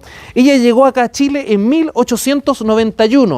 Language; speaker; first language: Spanish; native; Spanish